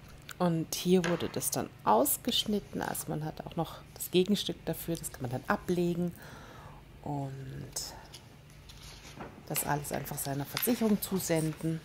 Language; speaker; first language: German; native; German